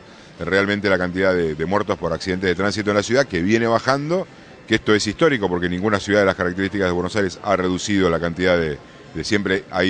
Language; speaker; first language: Spanish; native; Spanish